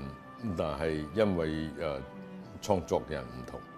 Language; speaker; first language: Chinese; native; Chinese